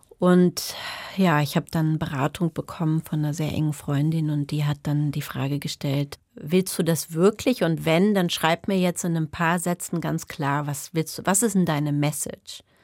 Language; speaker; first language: German; native; German